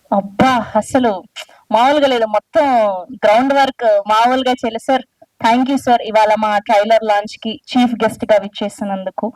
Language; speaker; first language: Telugu; native; Telugu